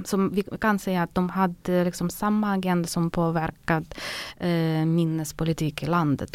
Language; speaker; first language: Swedish; non-native, fluent; Ukrainian